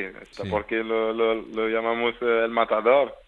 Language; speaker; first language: Spanish; non-native, fluent; French